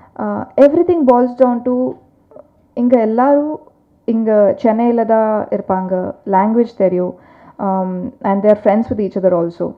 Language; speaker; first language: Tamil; non-native, learner; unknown